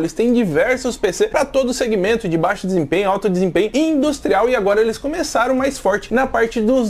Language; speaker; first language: Portuguese; native; Portuguese